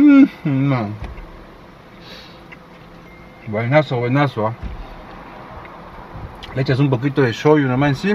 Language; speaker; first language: Spanish; native; Spanish